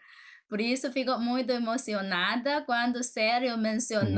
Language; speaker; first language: Portuguese; non-native, fluent; Chinese